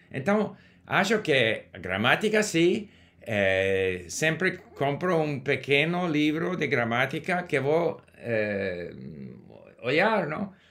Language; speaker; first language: Portuguese; non-native, learner; English